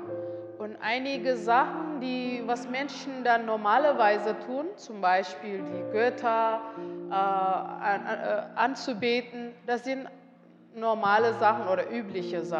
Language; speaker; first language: German; non-native, learner; Indonesian